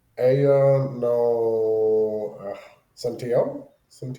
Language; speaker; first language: Spanish; non-native, learner; English